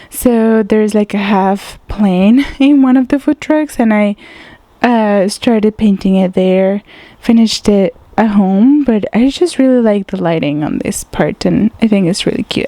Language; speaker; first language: English; non-native, fluent; Spanish